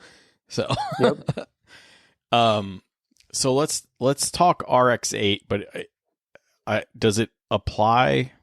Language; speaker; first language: English; native; English